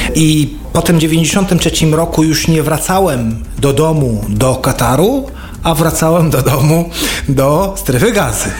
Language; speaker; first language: Polish; non-native, fluent; Arabic